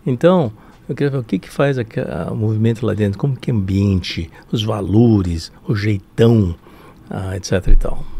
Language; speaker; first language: Portuguese; early bilingual, other home language; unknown